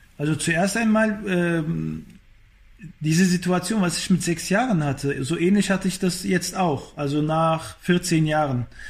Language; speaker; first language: German; early bilingual, other home language; Turkish